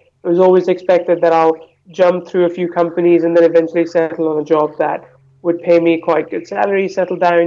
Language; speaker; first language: English; non-native, local second language; Hindi